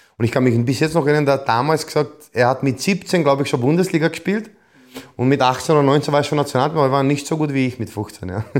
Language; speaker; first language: German; non-native, fluent; Croatian